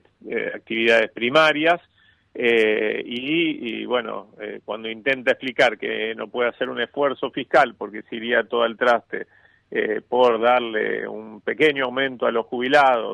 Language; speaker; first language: Spanish; native; Spanish